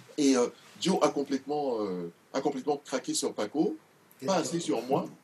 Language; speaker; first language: French; non-native, local second language; Duala